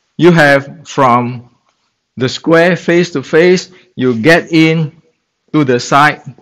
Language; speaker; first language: English; non-native, fluent; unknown